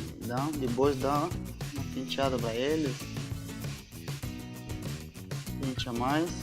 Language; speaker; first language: Portuguese; non-native, learner; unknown